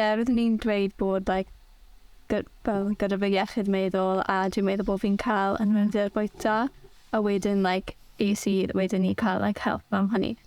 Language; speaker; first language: Welsh; non-native, local second language; English